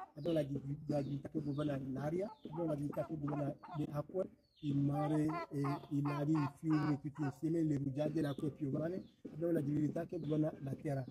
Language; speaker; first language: Italian; non-native, fluent; Ewe